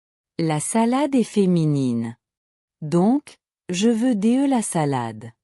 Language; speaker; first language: French; non-native, local second language; Arabic